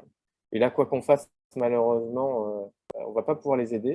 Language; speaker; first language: French; native; French